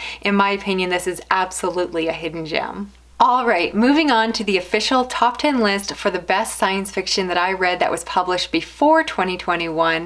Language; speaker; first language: English; native; English